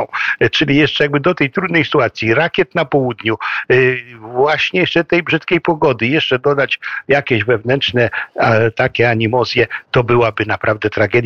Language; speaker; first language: Polish; native; Polish